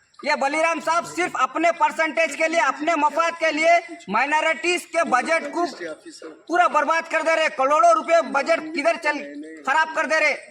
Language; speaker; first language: Hindi; non-native, local second language; Urdu